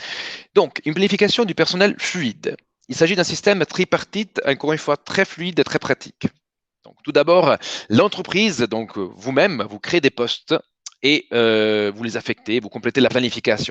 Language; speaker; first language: French; native; French